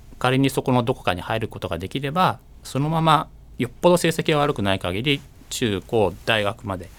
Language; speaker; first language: Japanese; native; Japanese